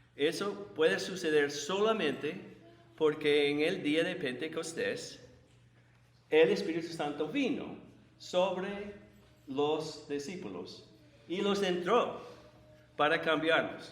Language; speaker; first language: Spanish; non-native, fluent; English